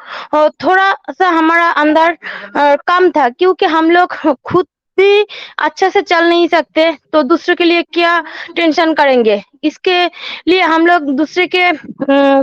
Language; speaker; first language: Hindi; non-native, learner; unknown